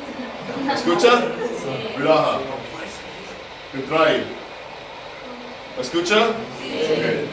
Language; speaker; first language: Spanish; non-native, learner; English